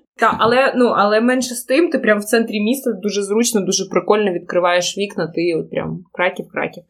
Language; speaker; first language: Ukrainian; non-native, local second language; Russian